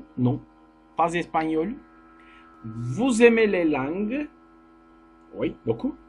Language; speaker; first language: French; non-native, fluent; Turkish